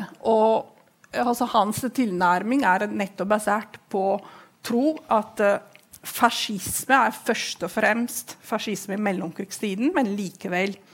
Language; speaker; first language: Norwegian; non-native, fluent; Italian